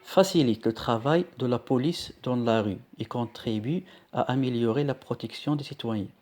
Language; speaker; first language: French; non-native, local second language; Arabic